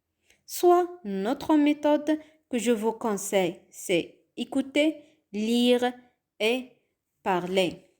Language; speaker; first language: French; non-native, fluent; Arabic